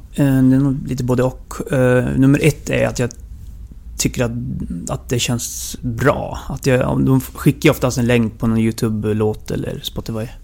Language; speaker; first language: Swedish; native; Swedish